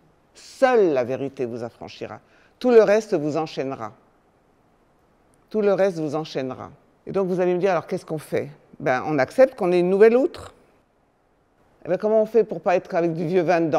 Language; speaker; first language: French; native; French